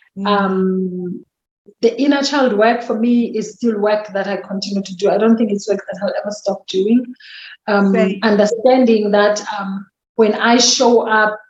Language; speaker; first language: English; non-native, local second language; Xhosa